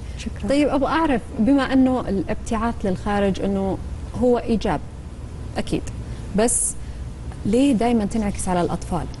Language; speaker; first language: Arabic; native; Arabic